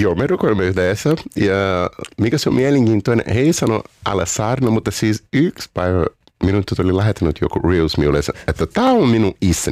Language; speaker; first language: Finnish; non-native, fluent; Portuguese